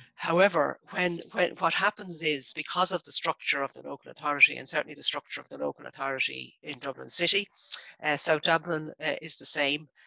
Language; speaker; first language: English; native; English